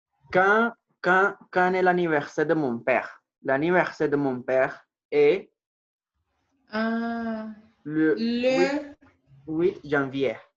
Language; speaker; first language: French; non-native, fluent; Spanish